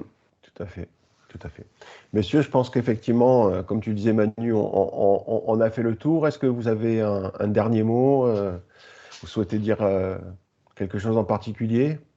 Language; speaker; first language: French; native; French